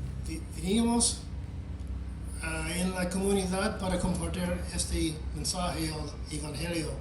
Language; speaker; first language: Spanish; non-native, fluent; English